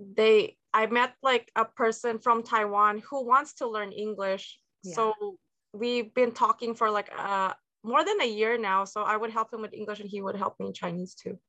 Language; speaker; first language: English; native; English